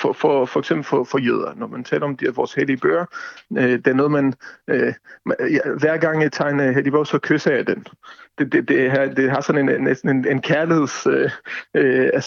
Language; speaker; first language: Danish; non-native, fluent; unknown